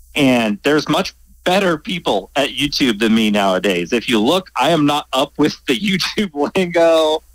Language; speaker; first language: English; native; English